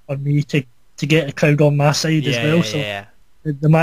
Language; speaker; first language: English; native; English